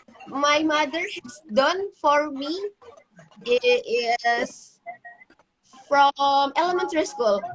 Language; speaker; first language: English; non-native, learner; Indonesian